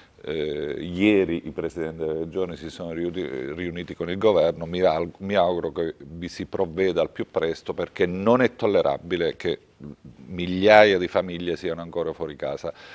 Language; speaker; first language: Italian; native; Italian